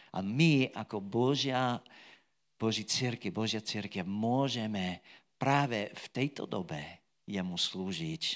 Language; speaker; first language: Slovak; non-native, fluent; English